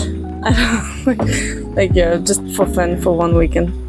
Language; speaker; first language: English; non-native, fluent; French